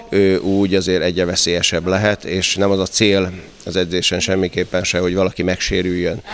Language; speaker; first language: Hungarian; native; Hungarian